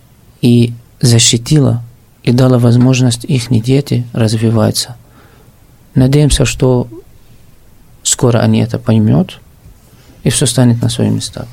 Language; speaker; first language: Russian; non-native, fluent; Arabic